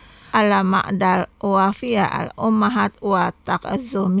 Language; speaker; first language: Arabic; non-native, fluent; Indonesian